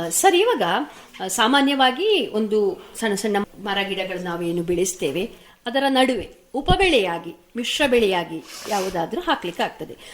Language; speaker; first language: Kannada; native; Kannada